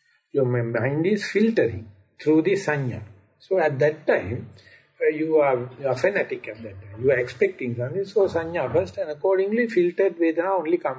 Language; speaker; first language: English; non-native, local second language; Sinhala